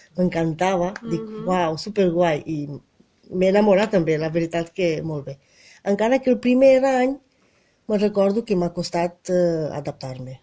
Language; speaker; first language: Catalan; non-native, fluent; Romanian